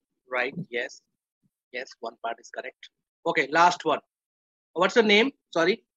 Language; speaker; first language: English; non-native, local second language; Odia